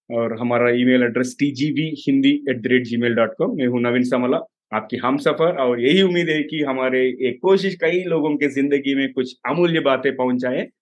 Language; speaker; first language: Hindi; non-native, local second language; Telugu